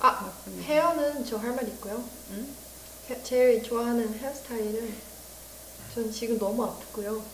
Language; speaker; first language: Korean; early bilingual, heritage; Korean